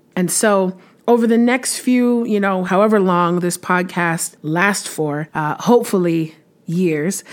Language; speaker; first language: English; native; English